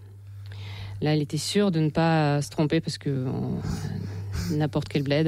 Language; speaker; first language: French; non-native, fluent; Ukrainian